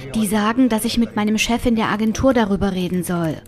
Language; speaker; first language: German; non-native, fluent; Bulgarian